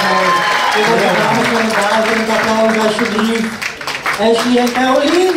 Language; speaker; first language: Dutch; native; Dutch